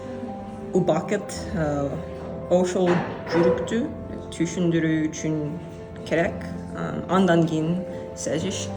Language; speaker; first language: Kyrgyz; non-native, learner; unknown